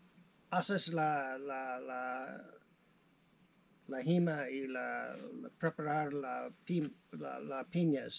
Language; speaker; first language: Spanish; non-native, learner; English